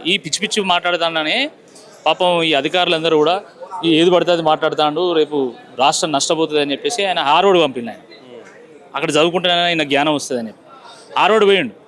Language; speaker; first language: Telugu; native; Telugu